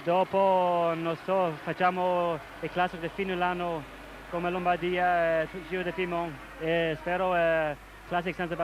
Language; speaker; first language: Italian; non-native, learner; English